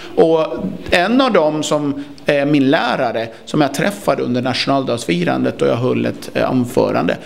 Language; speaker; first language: Swedish; early bilingual, other home language; Turkish